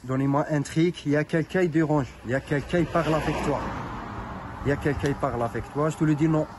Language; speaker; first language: French; non-native, learner; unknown